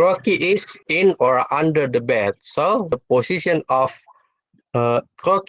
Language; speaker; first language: English; non-native, fluent; Indonesian